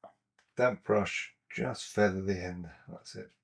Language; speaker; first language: English; native; English